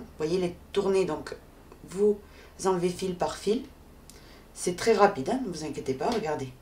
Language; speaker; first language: French; native; French